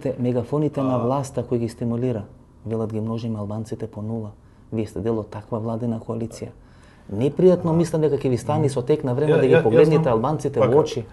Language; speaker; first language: Macedonian; non-native, local second language; Albanian